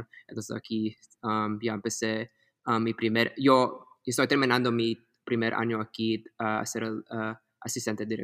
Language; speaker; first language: Spanish; early bilingual, heritage; Spanish